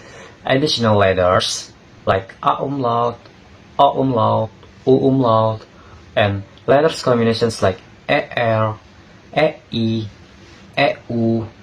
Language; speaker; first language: English; non-native, learner; Indonesian